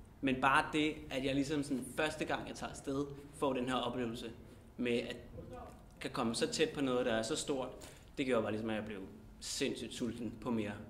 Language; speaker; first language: Danish; native; Danish